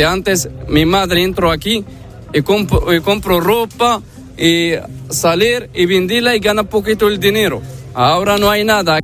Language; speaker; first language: Spanish; non-native, learner; Arabic